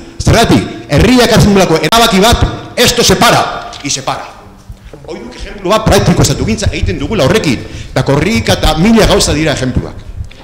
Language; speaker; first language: Basque; non-native, local second language; Spanish